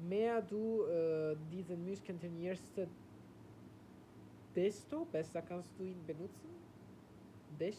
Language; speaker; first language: German; non-native, learner; Italian